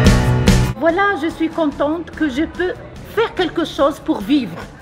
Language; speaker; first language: French; non-native, local second language; Arabic